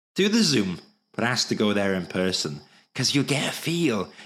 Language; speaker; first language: English; native; English